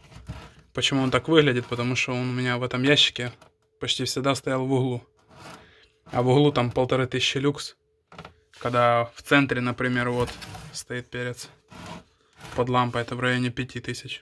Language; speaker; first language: Russian; native; Russian